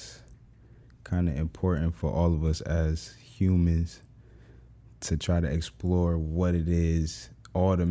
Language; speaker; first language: English; native; English